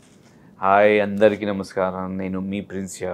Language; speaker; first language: Telugu; non-native, local second language; Hindi